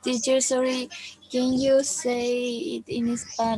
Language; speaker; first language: English; non-native, learner; Spanish